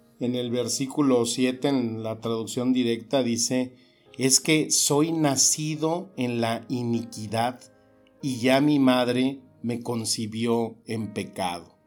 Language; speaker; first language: Spanish; native; Spanish